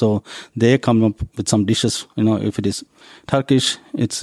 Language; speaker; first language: English; non-native, local second language; Malayalam